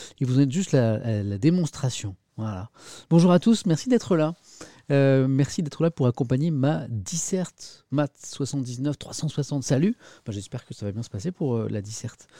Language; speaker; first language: French; native; French